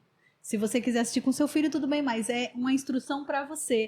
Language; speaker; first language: Portuguese; native; Portuguese